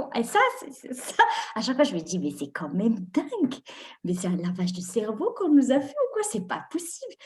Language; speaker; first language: French; non-native, local second language; Arabic